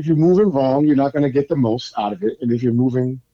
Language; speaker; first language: English; native; English